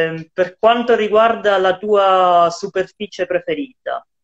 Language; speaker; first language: Italian; native; Italian